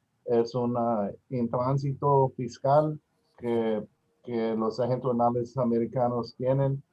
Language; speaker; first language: Spanish; non-native, learner; English